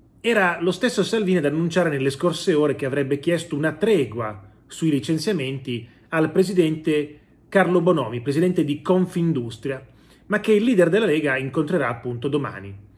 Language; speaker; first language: Italian; native; Italian